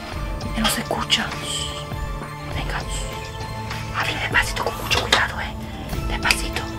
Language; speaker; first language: Spanish; native; Spanish